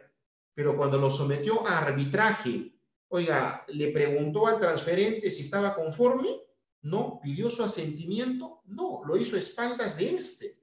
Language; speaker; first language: Spanish; native; Spanish